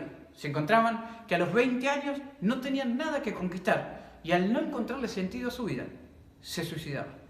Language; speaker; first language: Spanish; native; Spanish